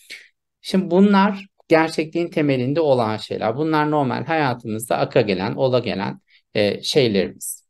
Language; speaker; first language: Turkish; native; Turkish